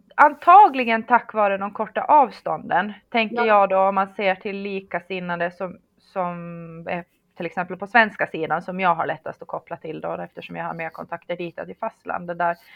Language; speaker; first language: Swedish; native; Swedish